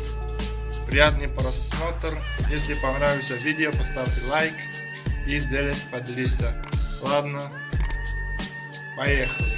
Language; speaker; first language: Russian; non-native, learner; Tajik